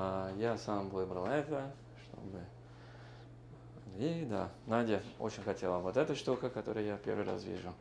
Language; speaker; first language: Russian; non-native, learner; English